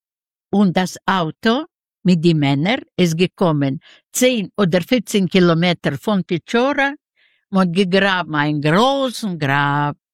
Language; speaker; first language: German; non-native, learner; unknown